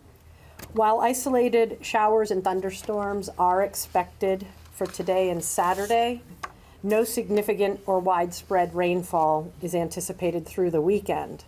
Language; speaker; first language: English; native; English